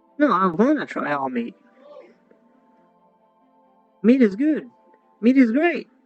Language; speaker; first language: English; native; English